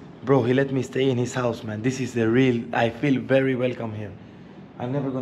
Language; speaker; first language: English; non-native, fluent; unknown